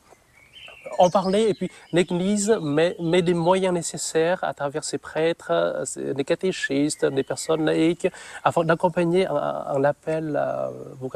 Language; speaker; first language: French; non-native, fluent; Vietnamese